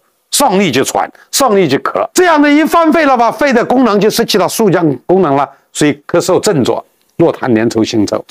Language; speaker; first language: Chinese; native; Chinese